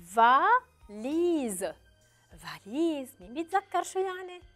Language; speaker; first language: Arabic; native; Arabic